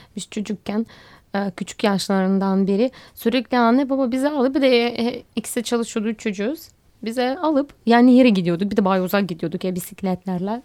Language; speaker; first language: Turkish; non-native, fluent; Russian